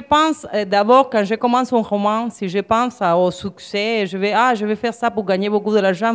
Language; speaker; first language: French; non-native, fluent; Spanish